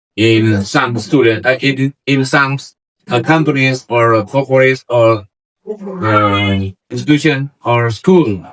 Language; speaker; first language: English; non-native, learner; Indonesian